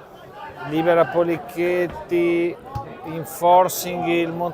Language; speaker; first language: Italian; native; Italian